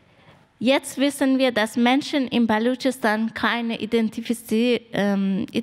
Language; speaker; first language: German; non-native, learner; Persian